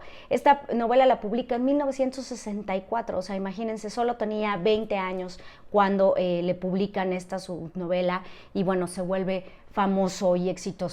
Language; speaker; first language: Spanish; native; Spanish